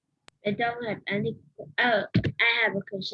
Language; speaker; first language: English; non-native, learner; Vietnamese